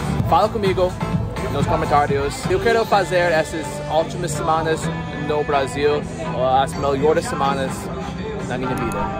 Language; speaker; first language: Portuguese; non-native, fluent; English